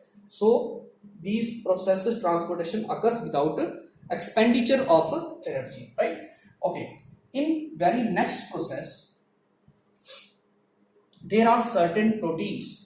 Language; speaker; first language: English; non-native, local second language; Hindi